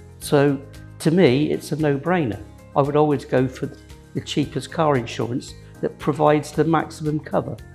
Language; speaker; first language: English; native; English